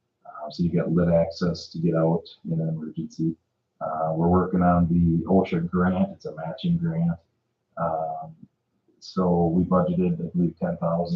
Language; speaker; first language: English; native; English